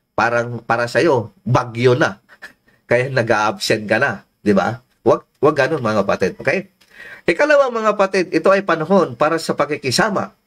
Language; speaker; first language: Filipino; non-native, local second language; Iloko